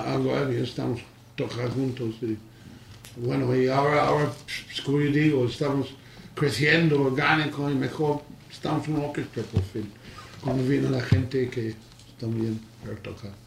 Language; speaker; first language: Spanish; non-native, learner; English